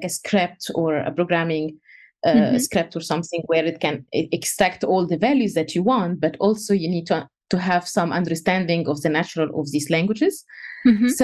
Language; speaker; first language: English; non-native, fluent; Arabic